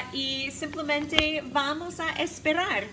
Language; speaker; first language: Spanish; non-native, fluent; English